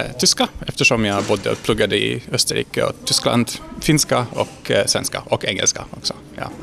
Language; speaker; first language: Swedish; non-native, fluent; Hungarian